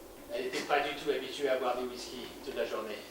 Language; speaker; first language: French; native; French